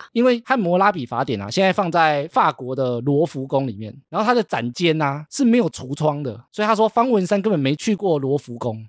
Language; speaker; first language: Chinese; native; Chinese